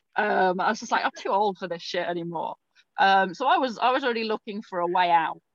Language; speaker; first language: English; native; English